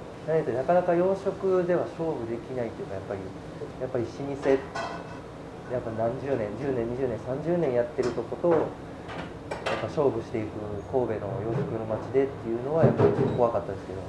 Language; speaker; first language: Japanese; native; Japanese